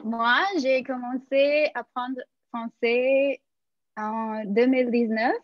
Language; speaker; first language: French; non-native, fluent; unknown